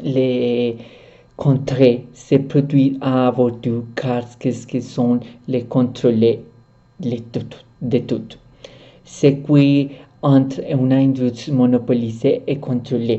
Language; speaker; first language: French; non-native, learner; Spanish